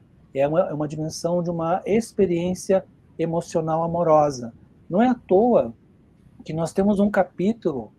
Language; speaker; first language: Portuguese; native; Portuguese